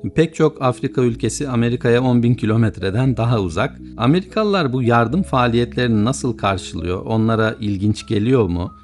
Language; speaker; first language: Turkish; native; Turkish